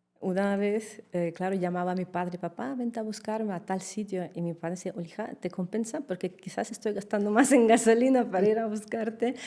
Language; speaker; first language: Spanish; early bilingual, heritage; Russian